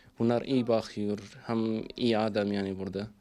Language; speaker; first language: Turkish; non-native, learner; Arabic